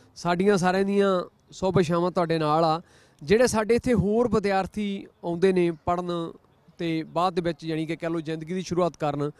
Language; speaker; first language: Punjabi; native; Punjabi